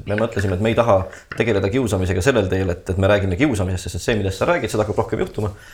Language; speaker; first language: Estonian; native; Estonian